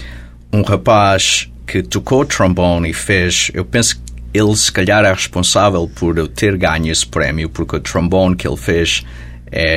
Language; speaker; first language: Portuguese; early bilingual, heritage; Portuguese